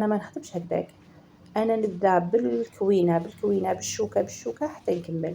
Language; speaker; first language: Arabic; native; Arabic